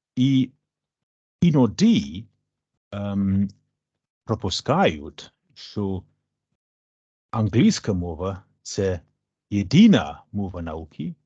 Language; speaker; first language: Ukrainian; non-native, learner; English